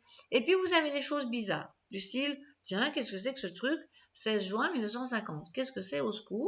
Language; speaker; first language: French; native; French